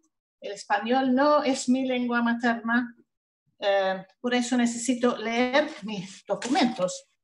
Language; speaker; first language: Spanish; non-native, fluent; Swedish